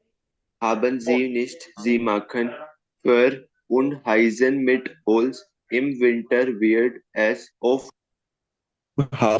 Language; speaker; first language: German; non-native, learner; Hindi